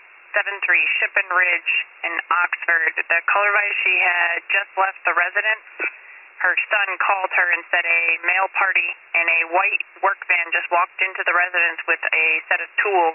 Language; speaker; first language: English; native; English